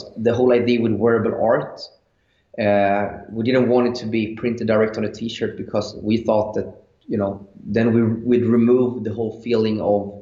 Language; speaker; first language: English; non-native, fluent; Swedish